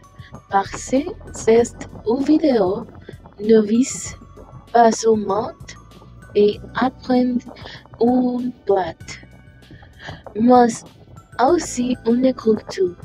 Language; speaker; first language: French; non-native, learner; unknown